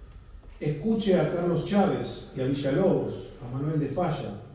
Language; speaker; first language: Spanish; native; Spanish